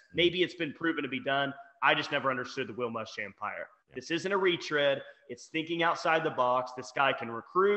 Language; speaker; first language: English; native; English